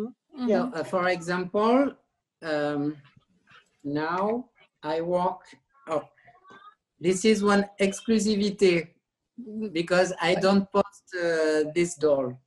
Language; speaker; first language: English; non-native, learner; French